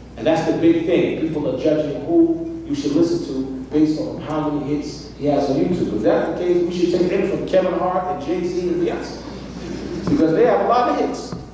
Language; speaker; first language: English; native; English